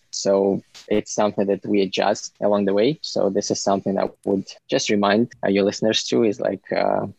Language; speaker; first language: English; non-native, fluent; Ukrainian